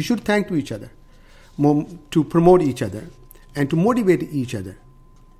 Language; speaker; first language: English; non-native, local second language; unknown